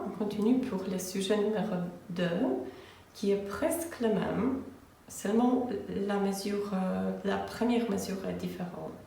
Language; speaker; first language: French; non-native, fluent; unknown